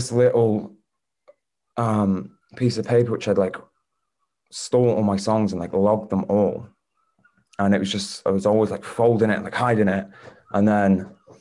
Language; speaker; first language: English; native; English